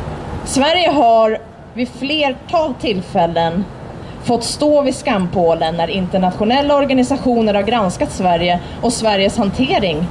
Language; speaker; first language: Swedish; native; Swedish